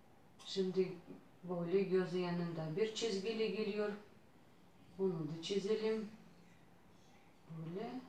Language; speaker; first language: Turkish; non-native, learner; Russian